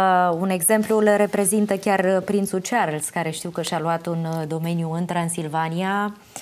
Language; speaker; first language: Romanian; native; Romanian